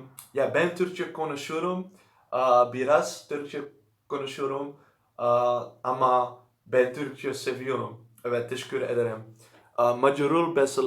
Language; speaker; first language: Turkish; non-native, learner; Dutch